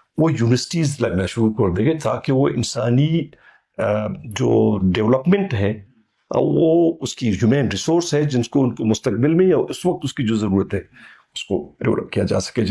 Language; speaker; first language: Urdu; non-native, local second language; Baluchi